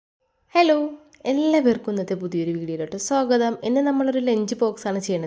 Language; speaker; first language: Malayalam; native; Malayalam